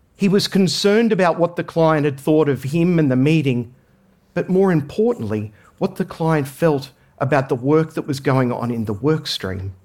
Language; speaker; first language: English; native; English